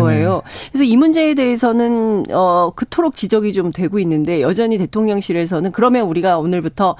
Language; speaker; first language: Korean; native; Korean